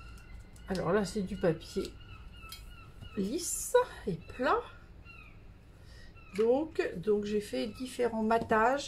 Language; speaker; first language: French; native; French